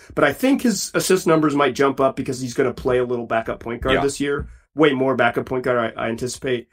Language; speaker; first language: English; native; English